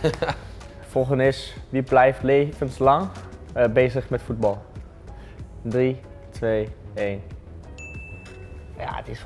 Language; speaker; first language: Dutch; non-native, learner; Danish